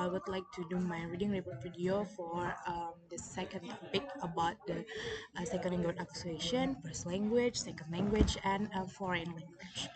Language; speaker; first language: English; non-native, learner; Indonesian